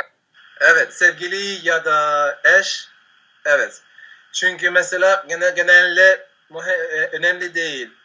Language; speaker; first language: Turkish; non-native, learner; Spanish